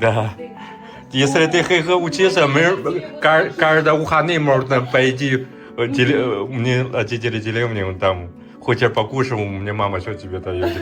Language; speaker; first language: Russian; non-native, learner; Chinese